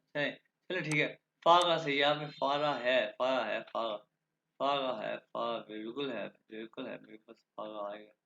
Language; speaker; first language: Urdu; non-native, local second language; Punjabi